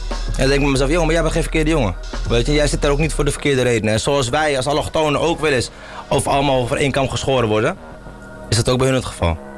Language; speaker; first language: Dutch; early bilingual, other home language; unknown